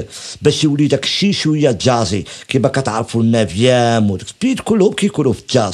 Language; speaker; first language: Arabic; native; Arabic